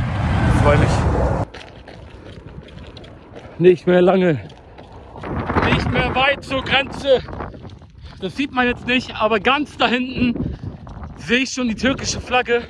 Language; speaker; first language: German; early bilingual, other home language; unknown